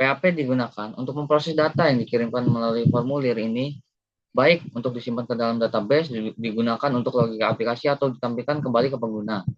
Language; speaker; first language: Indonesian; native; Indonesian